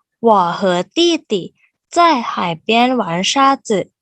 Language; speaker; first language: Chinese; non-native, fluent; Thai